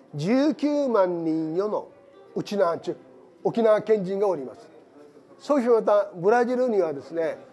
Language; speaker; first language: Japanese; native; Japanese